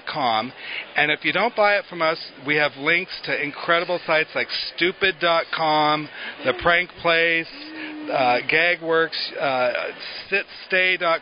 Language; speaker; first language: English; native; English